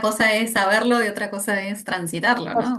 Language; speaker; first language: Spanish; native; Spanish